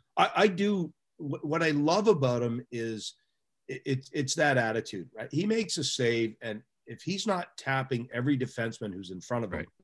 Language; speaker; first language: English; native; English